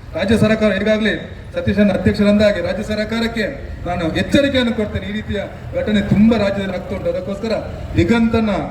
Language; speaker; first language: Kannada; native; Kannada